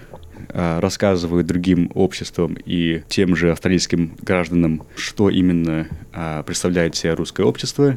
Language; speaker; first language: Russian; early bilingual, heritage; Russian